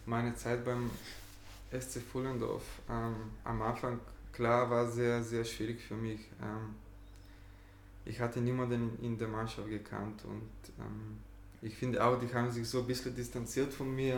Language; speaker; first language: German; non-native, fluent; Bulgarian